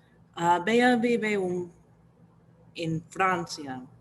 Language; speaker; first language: Spanish; non-native, learner; English